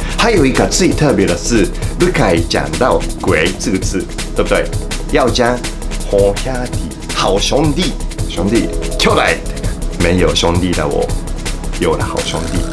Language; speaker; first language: Chinese; non-native, fluent; Japanese